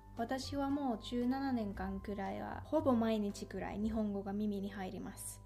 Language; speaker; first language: Japanese; non-native, fluent; Finnish